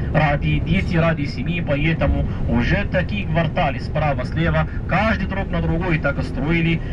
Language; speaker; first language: Russian; non-native, fluent; Arabic